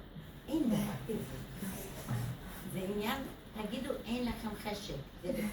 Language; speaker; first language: Hebrew; non-native, fluent; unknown